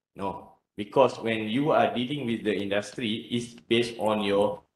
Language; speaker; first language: English; non-native, local second language; Malay